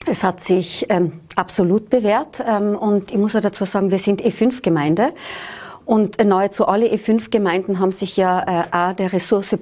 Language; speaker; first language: German; native; German